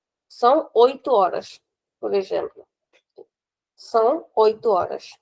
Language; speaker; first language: Portuguese; non-native, fluent; Hindi